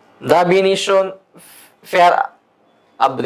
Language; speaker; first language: German; non-native, fluent; Bangla